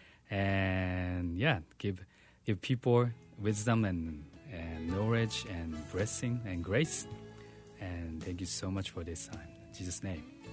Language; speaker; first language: English; non-native, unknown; Japanese